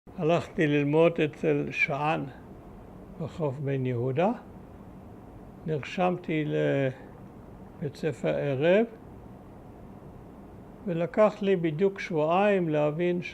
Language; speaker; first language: Hebrew; early bilingual, other home language; German